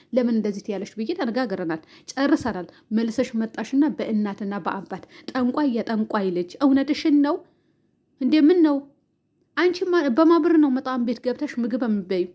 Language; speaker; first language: Amharic; native; Amharic